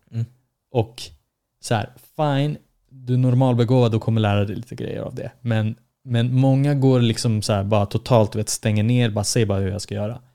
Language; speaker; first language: Swedish; early bilingual, other home language; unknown